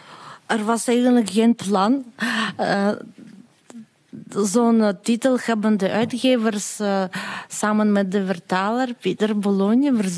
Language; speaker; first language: Dutch; non-native, fluent; Russian